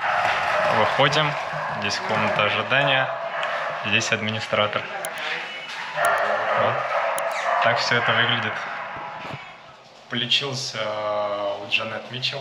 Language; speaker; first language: Russian; native; Russian